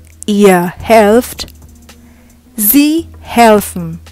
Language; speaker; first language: German; non-native, fluent; Indonesian